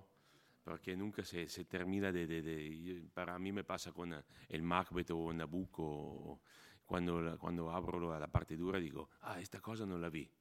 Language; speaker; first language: Spanish; non-native, fluent; Italian